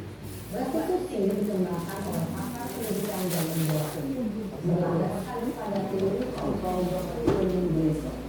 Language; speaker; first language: Indonesian; native; Indonesian